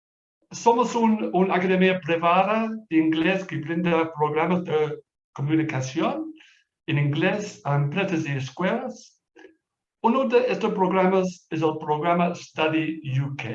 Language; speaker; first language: Spanish; non-native, fluent; English